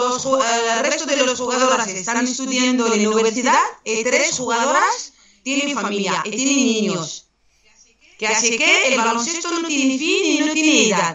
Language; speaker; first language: Spanish; non-native, fluent; Arabic